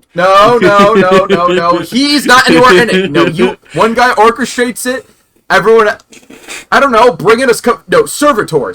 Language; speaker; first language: English; native; English